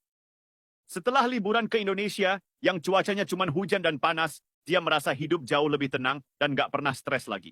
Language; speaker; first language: Indonesian; native; Indonesian